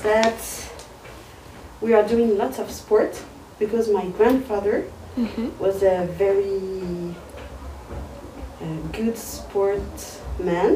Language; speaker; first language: English; non-native, learner; French